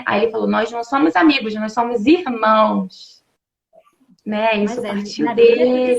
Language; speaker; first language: Portuguese; native; Portuguese